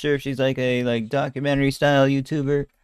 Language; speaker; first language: English; native; English